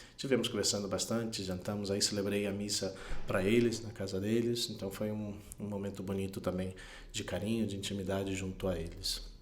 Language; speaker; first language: Portuguese; non-native, fluent; Spanish